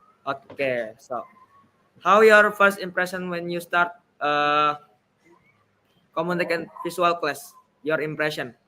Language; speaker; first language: English; non-native, learner; Indonesian